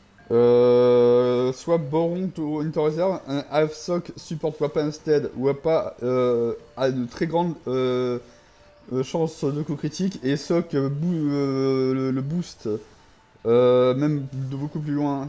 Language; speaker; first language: French; native; French